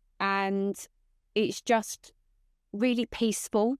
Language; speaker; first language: English; native; English